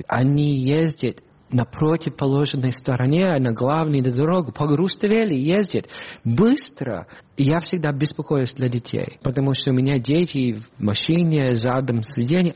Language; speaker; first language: Russian; non-native, fluent; English